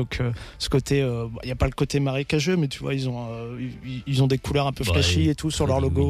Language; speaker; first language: French; native; French